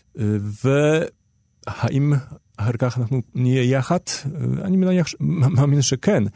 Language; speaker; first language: Hebrew; non-native, fluent; Polish